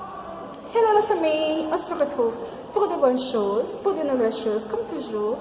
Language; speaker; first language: French; non-native, local second language; Haitian Creole